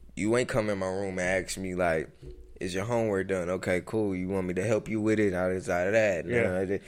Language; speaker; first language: English; native; English